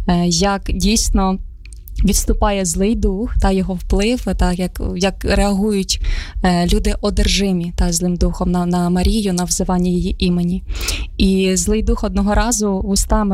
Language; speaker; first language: Ukrainian; native; Ukrainian